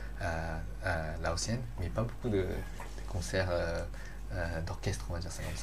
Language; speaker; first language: French; non-native, fluent; Lao